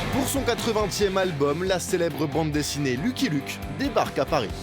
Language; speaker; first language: French; native; French